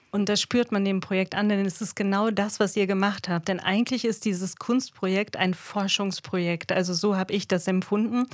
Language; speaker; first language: German; native; German